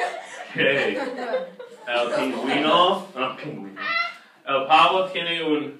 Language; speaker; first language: Spanish; non-native, fluent; English